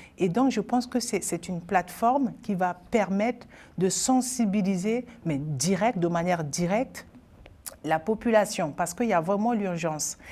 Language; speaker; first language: French; non-native, local second language; Sango